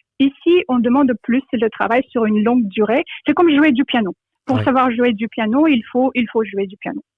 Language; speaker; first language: French; non-native, fluent; Russian